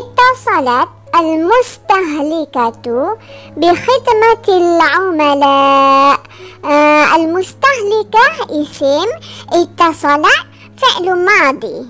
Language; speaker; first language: Arabic; non-native, learner; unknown